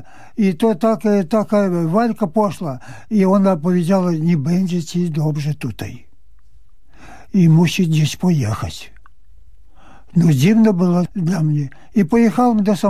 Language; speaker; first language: Polish; early bilingual, heritage; Polish